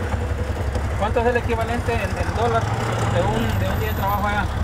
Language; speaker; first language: Spanish; native; Spanish